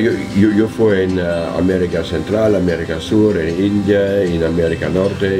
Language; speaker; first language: Spanish; non-native, learner; German